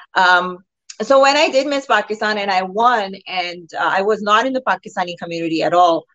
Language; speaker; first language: English; non-native, local second language; Urdu